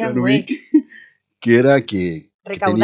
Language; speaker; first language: Spanish; non-native, fluent; Haitian Creole